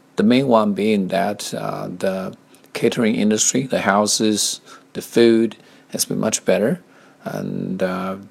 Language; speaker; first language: English; non-native, fluent; Chinese